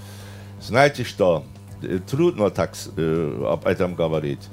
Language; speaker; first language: Russian; non-native, fluent; German